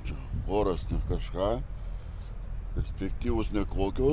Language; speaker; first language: Lithuanian; native; Lithuanian